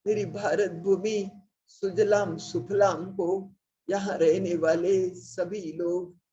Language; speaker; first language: Hindi; non-native, local second language; Marathi